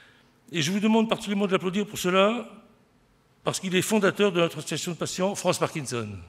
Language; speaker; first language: French; native; French